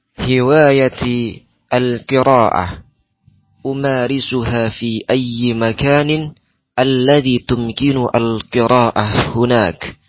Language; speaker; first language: Arabic; non-native, learner; Indonesian